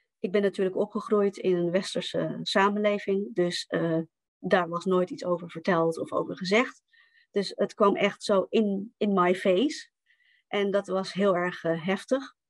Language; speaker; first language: Dutch; native; Dutch